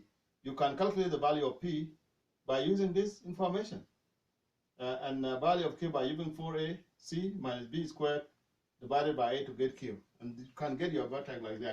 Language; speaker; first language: English; non-native, fluent; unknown